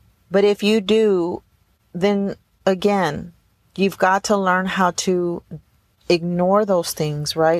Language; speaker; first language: English; early bilingual, other home language; Spanish